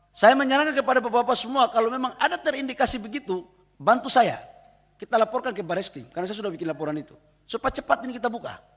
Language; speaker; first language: Indonesian; native; Indonesian